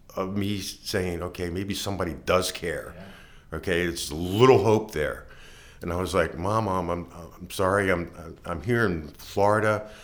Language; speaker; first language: English; native; English